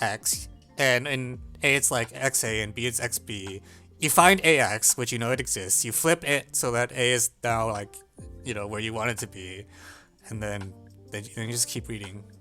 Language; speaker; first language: English; native; English